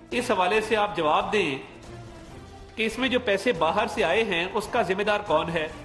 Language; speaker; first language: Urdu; non-native, local second language; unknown